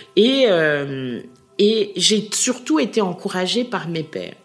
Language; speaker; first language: French; native; French